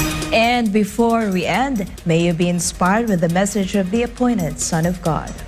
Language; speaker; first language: English; non-native, local second language; Filipino